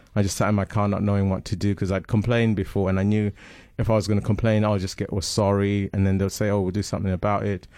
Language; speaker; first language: English; non-native, local second language; Shona